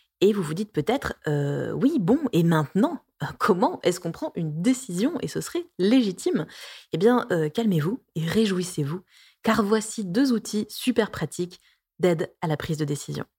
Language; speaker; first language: French; native; French